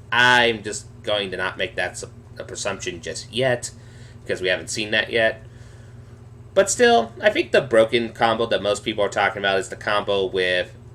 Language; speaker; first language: English; native; English